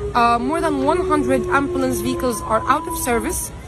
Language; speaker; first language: English; non-native, fluent; Arabic